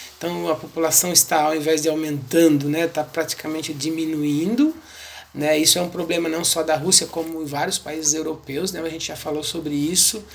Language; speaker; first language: Portuguese; native; Portuguese